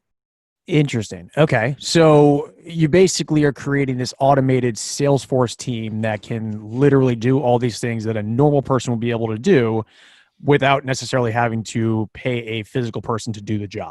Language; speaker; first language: English; native; English